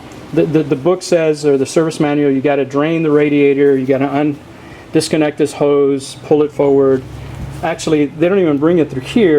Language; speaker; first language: English; native; English